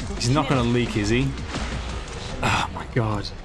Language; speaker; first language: English; native; English